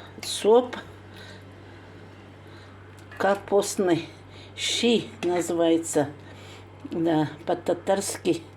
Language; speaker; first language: Russian; non-native, local second language; Tatar